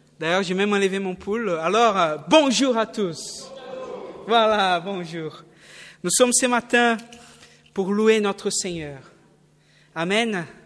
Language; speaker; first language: French; non-native, fluent; Portuguese